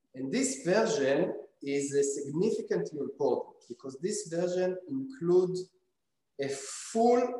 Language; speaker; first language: English; non-native, fluent; Hebrew